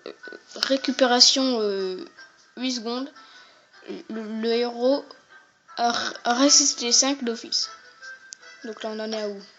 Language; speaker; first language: French; native; French